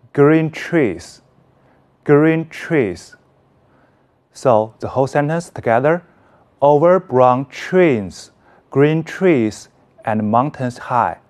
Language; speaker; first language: English; non-native, fluent; Chinese